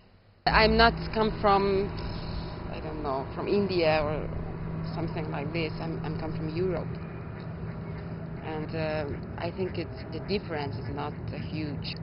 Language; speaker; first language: English; non-native, fluent; Hungarian